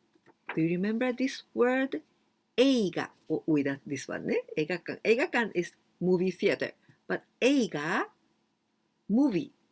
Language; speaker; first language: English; non-native, fluent; Japanese